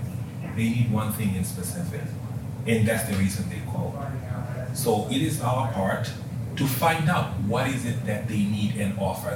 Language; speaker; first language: English; non-native, local second language; Swahili